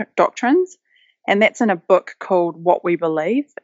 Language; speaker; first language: English; native; English